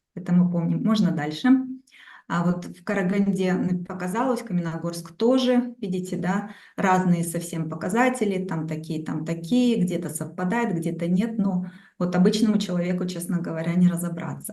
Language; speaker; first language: Russian; native; Russian